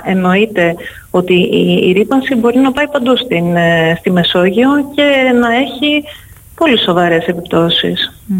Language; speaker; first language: Greek; non-native, fluent; Dutch